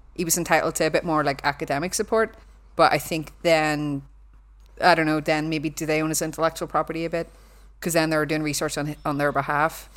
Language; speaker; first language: English; native; English